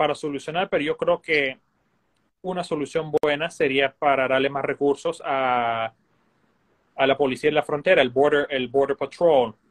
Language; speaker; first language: Spanish; early bilingual, heritage; Spanish